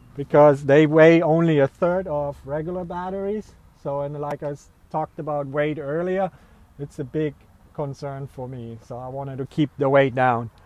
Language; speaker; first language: English; non-native, fluent; German